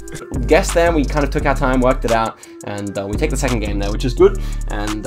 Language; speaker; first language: English; native; English